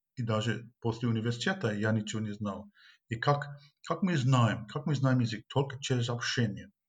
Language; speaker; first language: Russian; non-native, fluent; English